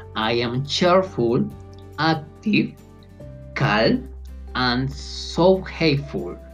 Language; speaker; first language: English; non-native, learner; Spanish